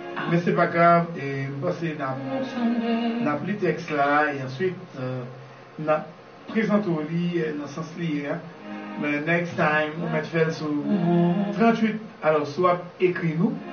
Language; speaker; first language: French; native; French